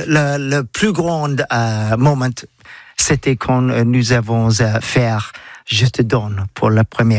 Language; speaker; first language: French; non-native, learner; English